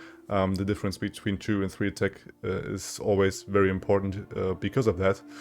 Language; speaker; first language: English; non-native, fluent; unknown